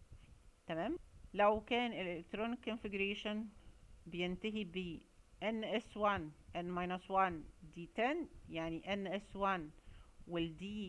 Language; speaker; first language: Arabic; native; Arabic